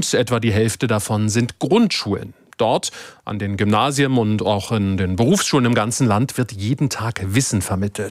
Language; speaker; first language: German; native; German